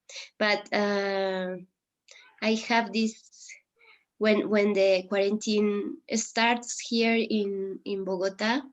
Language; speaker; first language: English; non-native, learner; Spanish